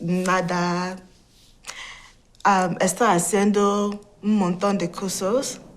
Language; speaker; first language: Spanish; non-native, learner; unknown